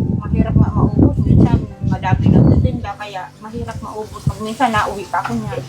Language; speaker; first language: Filipino; non-native, local second language; Bikol